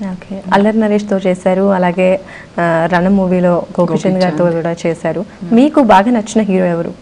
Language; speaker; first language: Telugu; native; Telugu